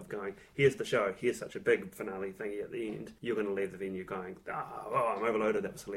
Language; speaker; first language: English; native; English